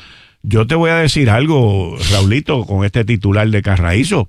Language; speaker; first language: Spanish; native; Spanish